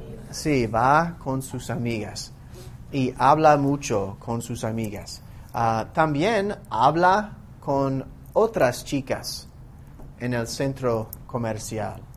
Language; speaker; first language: Spanish; non-native, fluent; English